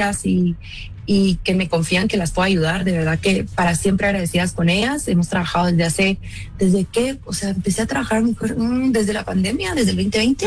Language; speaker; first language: Spanish; native; Spanish